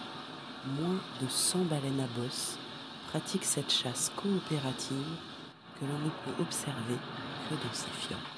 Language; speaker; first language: French; native; French